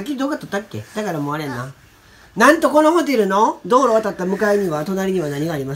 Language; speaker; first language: Japanese; native; Japanese